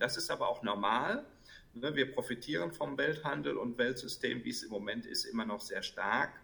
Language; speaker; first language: German; native; German